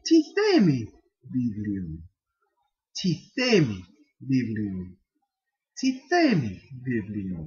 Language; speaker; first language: Greek; non-native, fluent; English